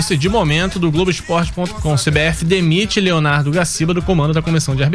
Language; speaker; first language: Portuguese; native; Portuguese